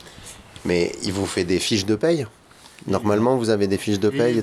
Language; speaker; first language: French; native; French